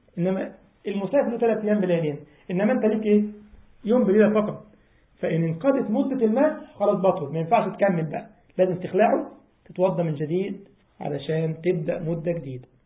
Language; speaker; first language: Arabic; native; Arabic